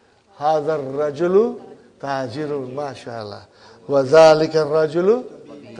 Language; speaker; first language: Arabic; non-native, fluent; English